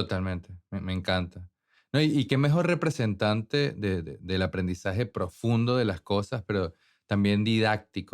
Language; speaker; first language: Spanish; native; Spanish